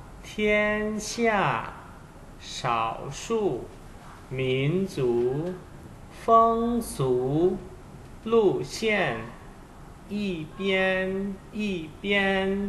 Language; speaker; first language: Chinese; non-native, fluent; Indonesian